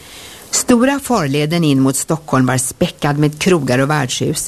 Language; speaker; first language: Swedish; native; Swedish